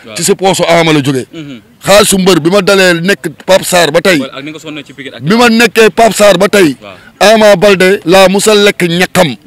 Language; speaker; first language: Wolof; native; Wolof